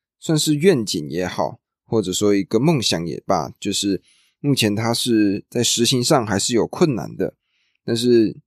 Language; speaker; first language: Chinese; native; Chinese